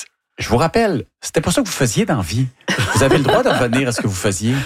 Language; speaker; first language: French; native; French